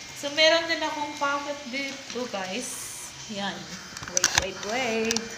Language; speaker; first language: Filipino; non-native, local second language; Cebuano